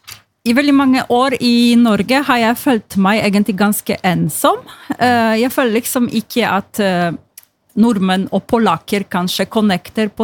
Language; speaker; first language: Norwegian; non-native, fluent; Polish